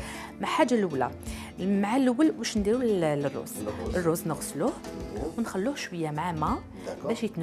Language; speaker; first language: Arabic; native; Arabic